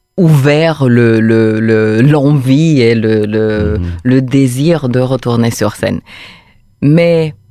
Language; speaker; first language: French; non-native, fluent; Romanian